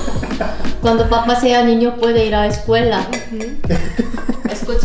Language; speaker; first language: Spanish; non-native, fluent; Korean